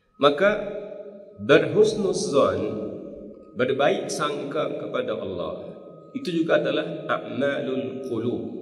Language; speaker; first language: Malay; non-native, local second language; Minangkabau